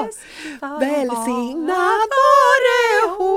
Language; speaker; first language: Swedish; native; Swedish